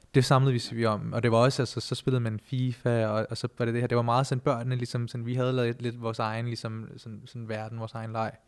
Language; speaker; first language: Danish; early bilingual, other home language; Punjabi